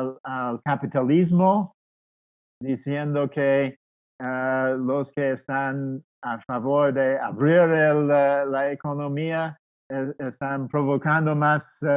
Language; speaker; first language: Spanish; non-native, fluent; English